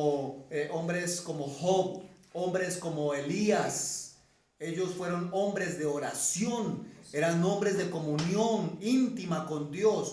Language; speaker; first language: Spanish; native; Spanish